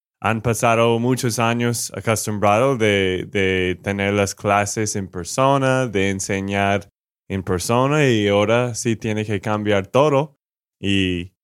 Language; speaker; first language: Spanish; non-native, fluent; English